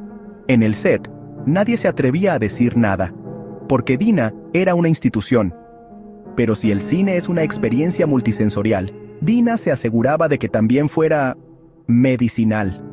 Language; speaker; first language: Spanish; native; Spanish